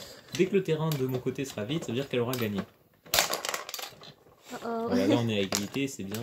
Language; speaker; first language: French; native; French